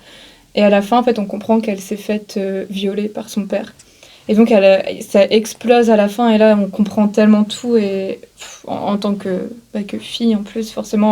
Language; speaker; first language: French; native; French